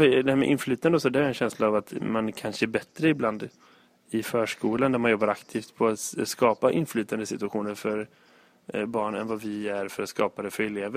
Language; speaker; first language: Swedish; native; Swedish